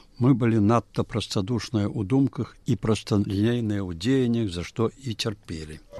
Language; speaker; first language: Belarusian; native; Belarusian